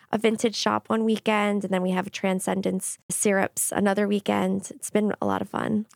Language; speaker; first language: English; native; English